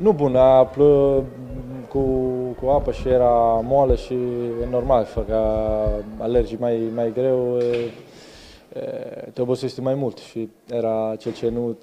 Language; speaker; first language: Romanian; non-native, learner; Italian